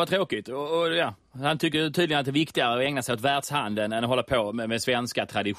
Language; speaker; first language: Swedish; native; Swedish